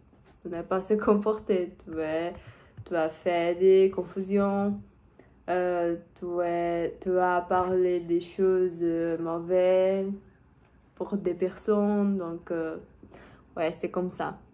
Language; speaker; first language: French; non-native, learner; Portuguese